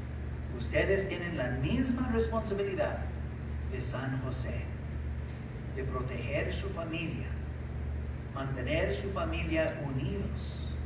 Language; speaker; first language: Spanish; early bilingual, heritage; English